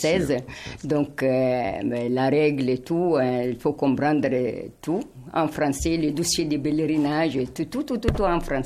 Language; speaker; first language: French; non-native, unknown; Arabic